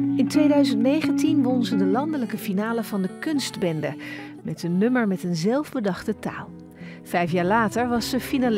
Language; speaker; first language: Dutch; native; Dutch